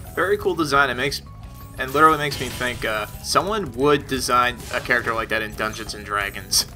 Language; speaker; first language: English; native; English